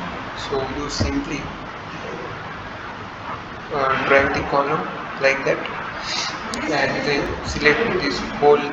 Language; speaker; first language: English; non-native, learner; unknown